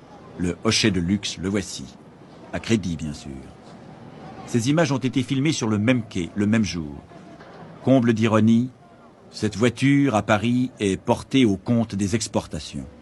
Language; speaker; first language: French; native; French